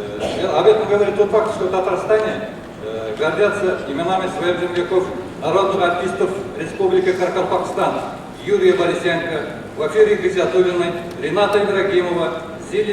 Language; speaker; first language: Russian; non-native, local second language; Kara-Kalpak